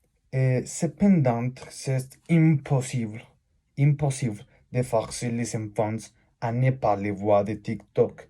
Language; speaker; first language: French; non-native, learner; Spanish